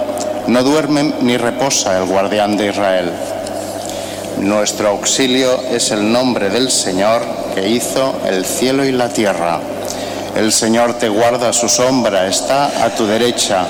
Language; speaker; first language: Spanish; native; Spanish